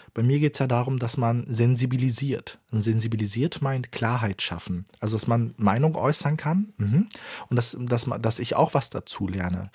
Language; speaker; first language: German; early bilingual, other home language; Turkish